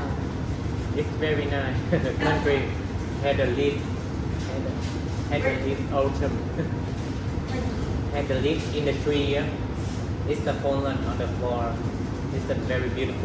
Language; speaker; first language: English; non-native, learner; Vietnamese